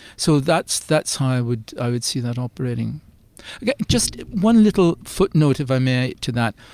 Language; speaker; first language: English; native; English